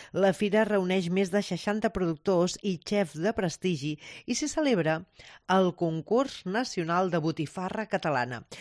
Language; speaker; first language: Catalan; native; Catalan